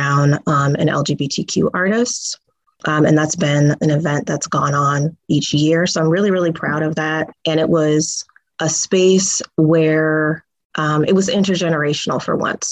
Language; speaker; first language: English; native; English